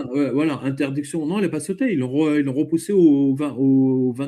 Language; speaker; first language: French; native; French